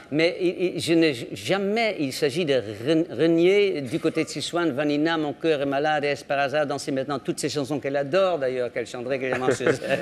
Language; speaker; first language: French; non-native, fluent; Dutch